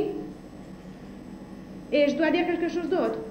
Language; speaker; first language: French; non-native, fluent; Italian